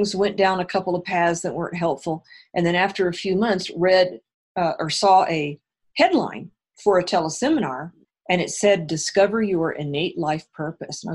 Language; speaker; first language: English; native; English